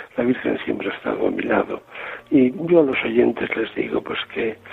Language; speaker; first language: Spanish; native; Spanish